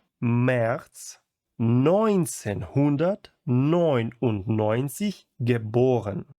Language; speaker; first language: German; non-native, fluent; Ukrainian